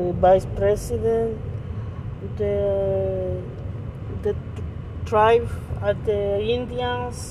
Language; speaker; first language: English; non-native, learner; Spanish